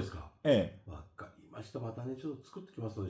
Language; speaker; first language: Japanese; native; Japanese